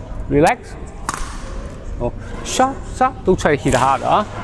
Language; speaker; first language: English; non-native, learner; Chinese